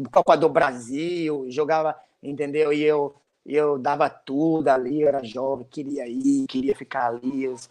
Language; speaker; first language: Portuguese; native; Portuguese